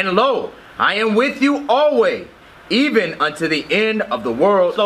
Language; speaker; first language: English; native; English